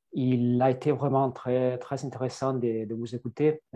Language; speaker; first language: French; non-native, fluent; Italian